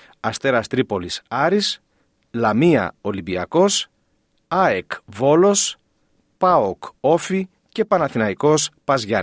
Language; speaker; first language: Greek; native; Greek